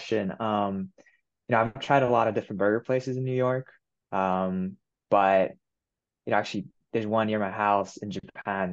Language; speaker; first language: English; non-native, fluent; Japanese